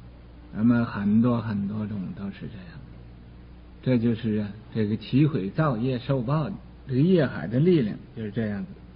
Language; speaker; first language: Chinese; native; Chinese